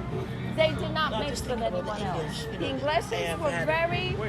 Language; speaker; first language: English; early bilingual, other home language; Spanish